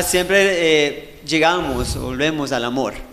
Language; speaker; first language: Spanish; native; Spanish